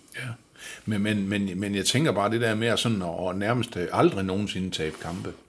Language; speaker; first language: Danish; native; Danish